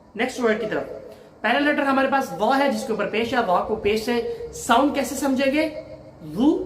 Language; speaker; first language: Urdu; native; Urdu